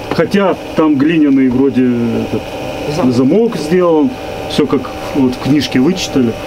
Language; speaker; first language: Russian; native; Russian